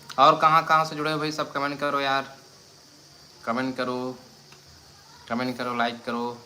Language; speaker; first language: Hindi; native; Hindi